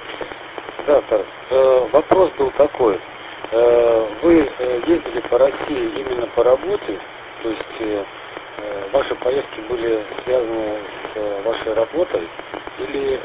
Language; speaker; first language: Russian; native; Russian